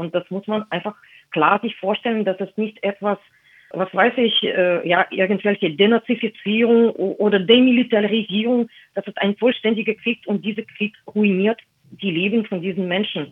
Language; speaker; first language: German; non-native, fluent; Russian